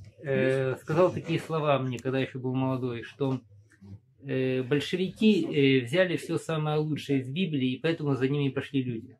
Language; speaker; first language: Russian; native; Russian